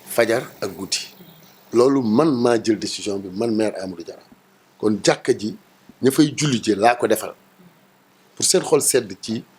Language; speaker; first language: Wolof; native; Wolof